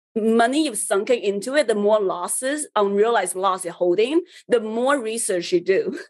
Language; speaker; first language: English; early bilingual, other home language; Chinese